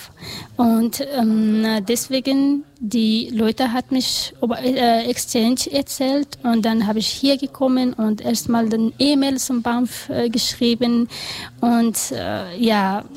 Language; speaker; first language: German; non-native, learner; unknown